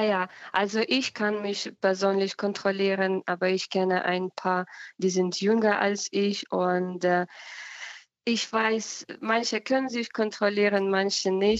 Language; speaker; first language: German; non-native, fluent; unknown